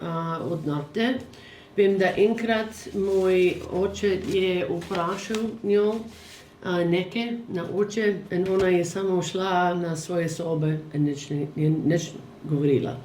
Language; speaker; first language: Slovenian; early bilingual, heritage; English